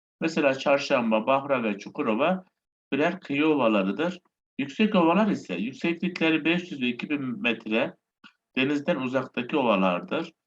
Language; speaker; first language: Turkish; native; Turkish